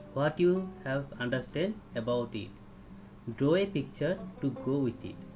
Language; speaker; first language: English; non-native, local second language; Assamese